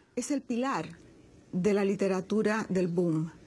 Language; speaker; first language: Spanish; native; Spanish